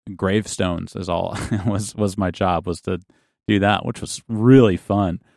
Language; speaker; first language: English; native; English